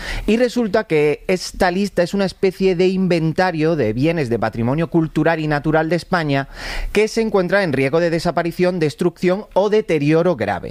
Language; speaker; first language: Spanish; native; Spanish